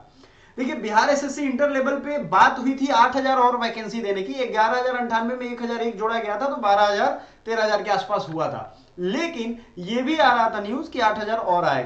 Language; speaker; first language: Hindi; native; Hindi